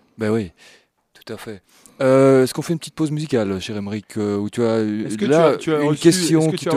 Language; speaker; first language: French; native; French